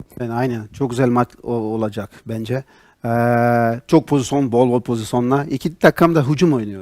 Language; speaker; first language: Turkish; non-native, learner; Portuguese